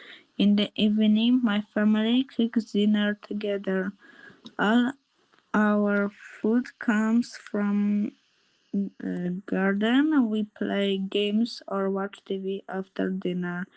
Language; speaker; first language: English; non-native, learner; Polish